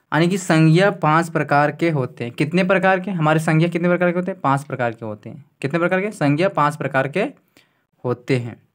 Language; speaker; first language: Hindi; native; Hindi